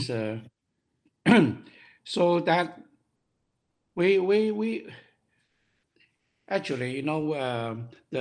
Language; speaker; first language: English; non-native, local second language; Cantonese